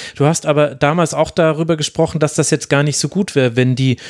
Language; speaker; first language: German; non-native, fluent; French